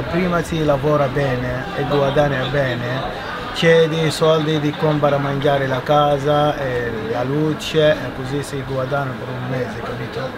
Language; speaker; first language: Italian; non-native, learner; Arabic